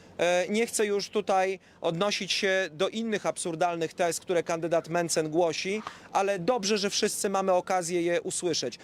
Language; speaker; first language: Polish; native; Polish